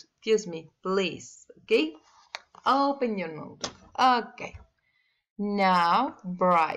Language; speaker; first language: English; non-native, learner; Spanish